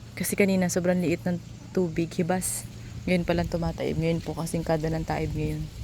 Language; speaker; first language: Filipino; native; Filipino